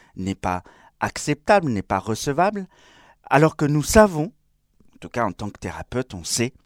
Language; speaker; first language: French; non-native, fluent; Spanish